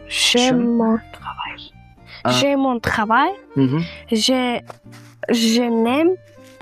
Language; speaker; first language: French; non-native, learner; Uzbek